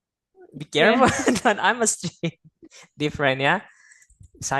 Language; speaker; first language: English; non-native, fluent; Indonesian